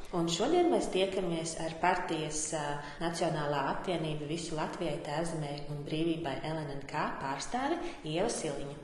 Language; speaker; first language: Latvian; native; Latvian